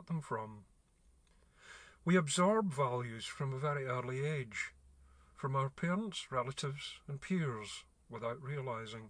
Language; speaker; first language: English; native; English